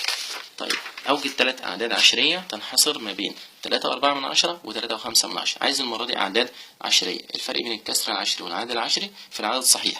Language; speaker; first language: Arabic; native; Arabic